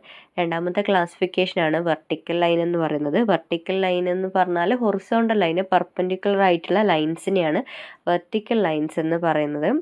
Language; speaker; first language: Malayalam; native; Malayalam